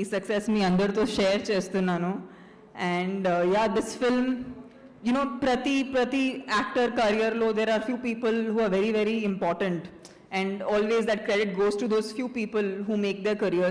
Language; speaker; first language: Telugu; non-native, fluent; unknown